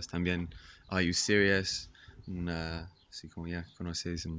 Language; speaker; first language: Spanish; non-native, fluent; English